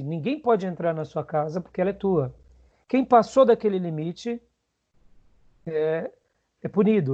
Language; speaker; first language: Portuguese; native; Portuguese